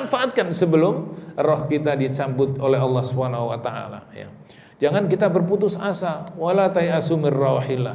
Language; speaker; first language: Indonesian; native; Indonesian